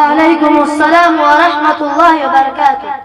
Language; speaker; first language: Arabic; non-native, learner; Urdu